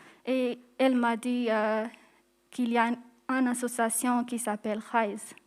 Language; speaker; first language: French; non-native, fluent; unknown